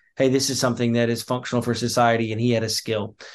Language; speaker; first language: English; native; English